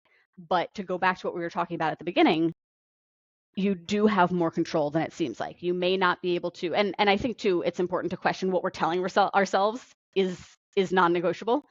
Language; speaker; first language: English; native; English